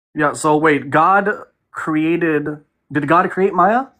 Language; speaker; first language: English; early bilingual, heritage; Punjabi